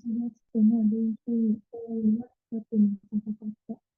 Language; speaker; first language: Japanese; non-native, learner; Indonesian